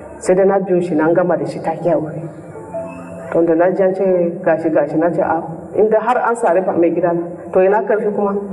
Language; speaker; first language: Hausa; non-native, local second language; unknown